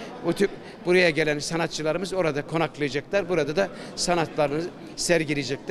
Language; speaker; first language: Turkish; native; Turkish